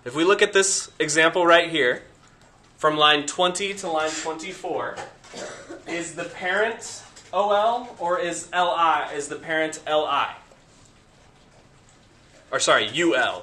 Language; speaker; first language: English; native; English